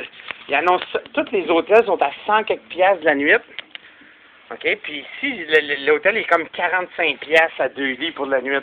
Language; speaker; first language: French; native; French